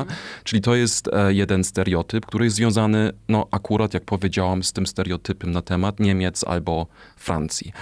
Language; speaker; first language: Polish; non-native, fluent; German